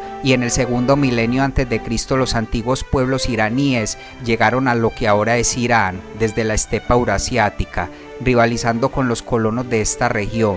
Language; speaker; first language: Spanish; native; Spanish